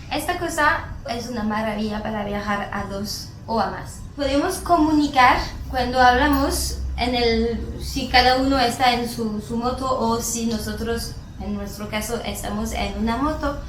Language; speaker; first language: Spanish; non-native, fluent; French